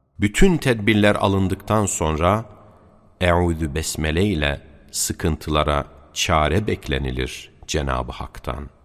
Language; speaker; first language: Turkish; native; Turkish